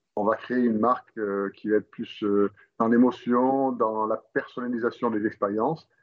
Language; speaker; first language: French; native; French